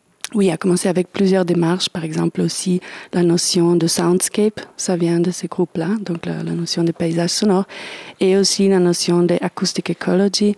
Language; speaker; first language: French; non-native, fluent; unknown